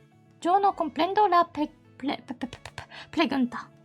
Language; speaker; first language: Spanish; non-native, learner; Japanese